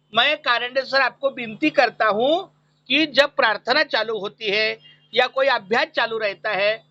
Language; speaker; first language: Hindi; non-native, local second language; Marathi